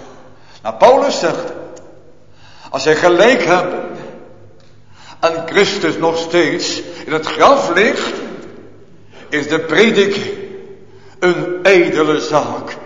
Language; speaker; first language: Dutch; native; Dutch